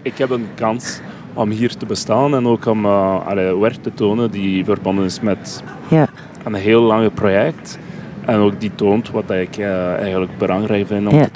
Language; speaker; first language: Dutch; non-native, local second language; French